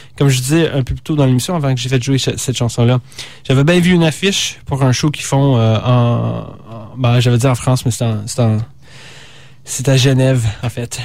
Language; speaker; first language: French; native; French